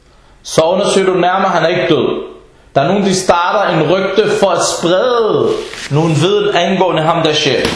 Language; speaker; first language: Danish; early bilingual, other home language; Arabic